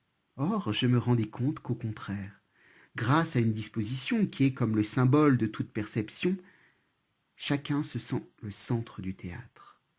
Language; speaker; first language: French; native; French